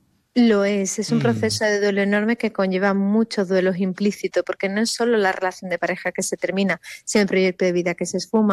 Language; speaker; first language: Spanish; native; Spanish